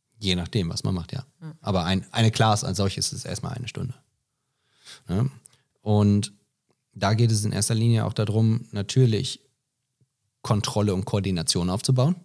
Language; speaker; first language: German; non-native, fluent; English